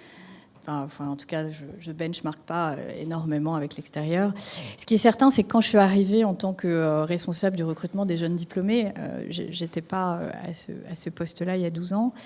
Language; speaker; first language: French; native; French